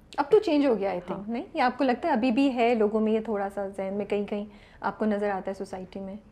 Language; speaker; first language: Urdu; native; Urdu